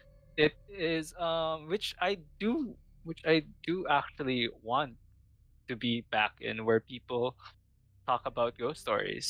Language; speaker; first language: English; non-native, local second language; Filipino